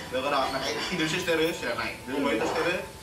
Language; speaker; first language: Japanese; non-native, fluent; Indonesian